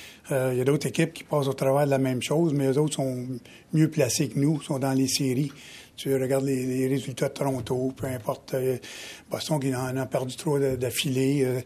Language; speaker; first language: French; native; French